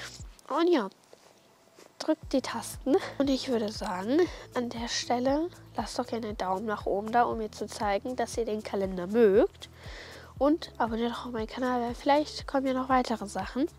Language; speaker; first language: German; native; German